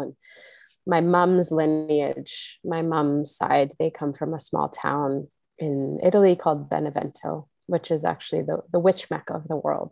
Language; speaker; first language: English; native; English